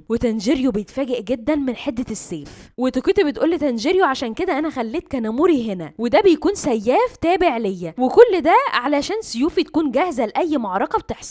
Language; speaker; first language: Arabic; native; Arabic